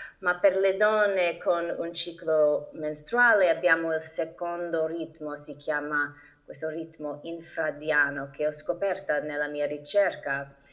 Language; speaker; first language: Italian; non-native, fluent; English